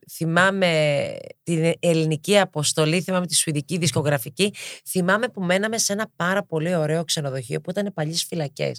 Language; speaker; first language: Greek; early bilingual, heritage; Greek